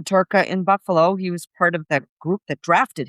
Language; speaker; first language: English; native; English